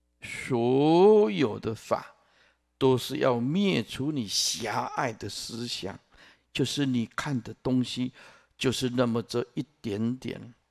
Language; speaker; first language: Chinese; non-native, local second language; Min Nan Chinese